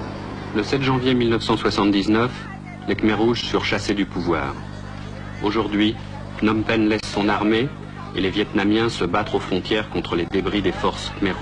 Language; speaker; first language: French; native; French